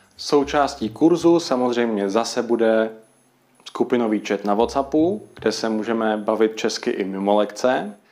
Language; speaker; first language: Czech; native; Czech